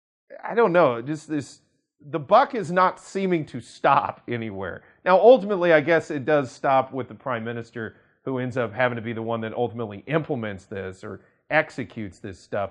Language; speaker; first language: English; native; English